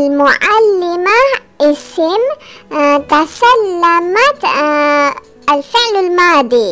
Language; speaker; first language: Arabic; non-native, learner; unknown